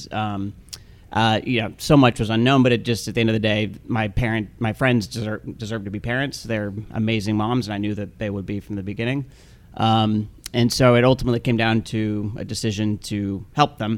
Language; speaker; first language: English; native; English